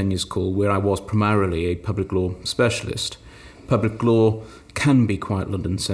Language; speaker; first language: English; native; English